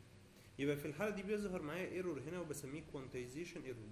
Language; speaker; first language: Arabic; native; Arabic